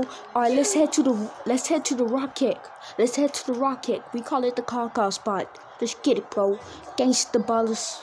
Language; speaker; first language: English; native; English